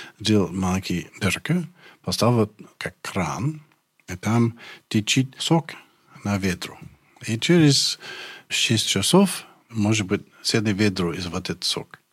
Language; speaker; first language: Russian; non-native, fluent; English